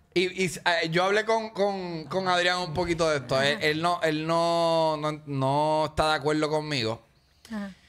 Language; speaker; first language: Spanish; native; Spanish